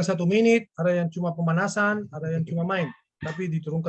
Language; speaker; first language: Indonesian; non-native, fluent; Spanish